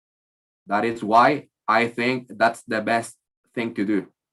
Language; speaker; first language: English; non-native, learner; Spanish